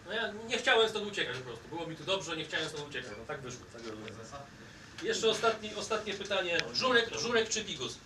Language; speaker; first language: Polish; native; Polish